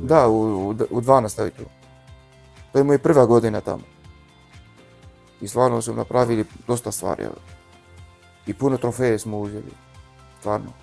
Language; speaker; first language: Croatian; non-native, learner; Arabic